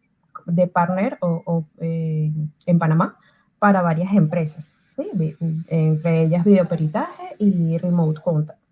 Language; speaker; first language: Spanish; native; Spanish